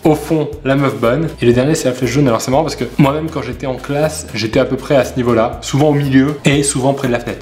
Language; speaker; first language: French; native; French